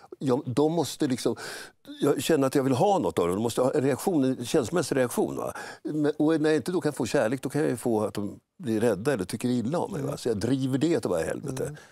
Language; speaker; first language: Swedish; native; Swedish